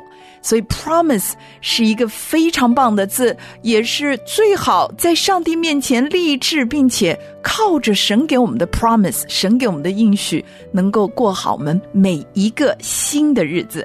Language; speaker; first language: Chinese; native; Chinese